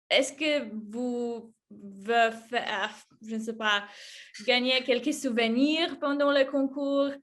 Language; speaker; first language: French; non-native, fluent; Polish